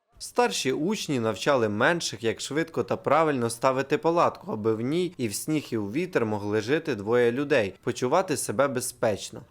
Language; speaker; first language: Ukrainian; native; Ukrainian